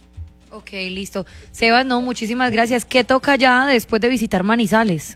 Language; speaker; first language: Spanish; native; Spanish